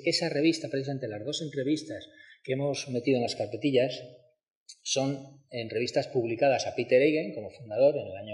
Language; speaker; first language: Spanish; native; Spanish